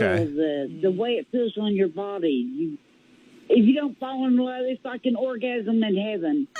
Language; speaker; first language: English; native; English